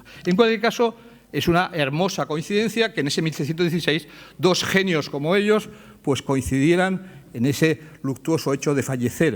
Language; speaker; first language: Spanish; native; Spanish